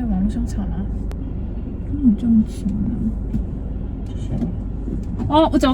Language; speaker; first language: Chinese; non-native, fluent; Korean